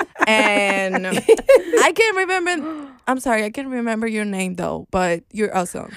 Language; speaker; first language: English; non-native, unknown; Spanish